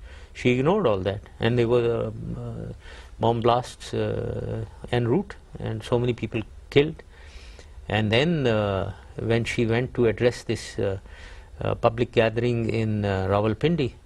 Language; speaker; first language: English; non-native, local second language; Urdu